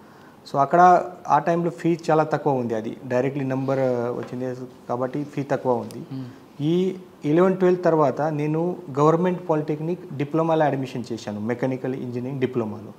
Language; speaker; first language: Telugu; non-native, learner; Marathi